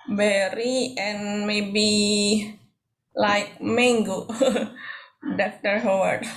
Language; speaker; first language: English; non-native, learner; Indonesian